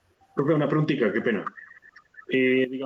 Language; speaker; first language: Spanish; native; Spanish